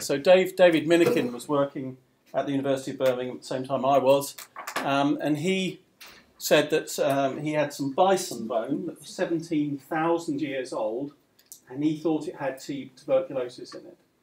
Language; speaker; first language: English; native; English